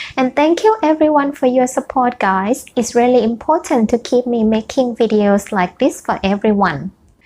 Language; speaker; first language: English; non-native, fluent; Thai